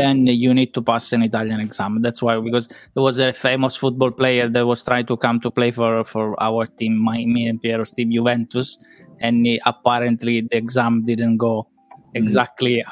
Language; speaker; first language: English; non-native, fluent; Italian